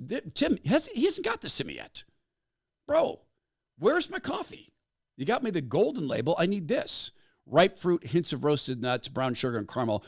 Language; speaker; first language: English; native; English